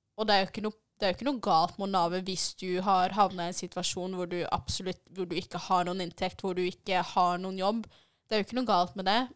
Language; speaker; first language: Norwegian; early bilingual, other home language; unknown